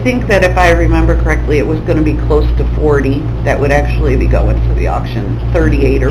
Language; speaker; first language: English; native; English